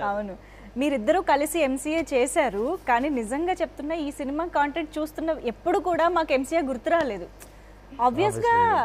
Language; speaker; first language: Telugu; native; Telugu